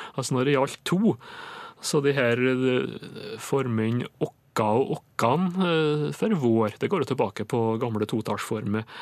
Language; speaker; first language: Norwegian; native; Norwegian